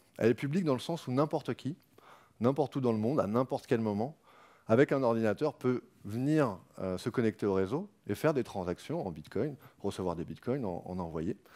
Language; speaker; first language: French; native; French